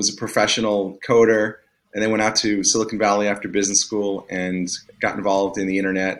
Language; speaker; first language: English; native; English